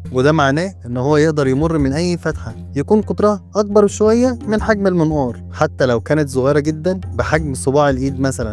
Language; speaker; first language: Arabic; native; Arabic